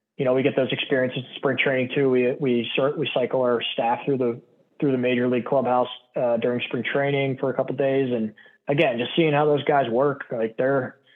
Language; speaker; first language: English; native; English